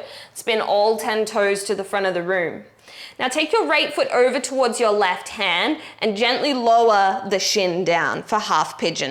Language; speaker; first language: English; native; English